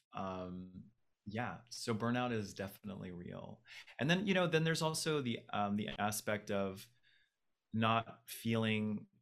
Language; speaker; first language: English; native; English